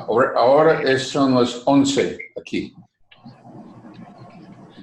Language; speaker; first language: Spanish; non-native, fluent; English